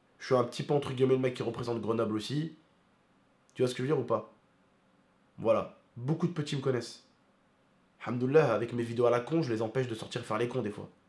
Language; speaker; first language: French; early bilingual, other home language; Arabic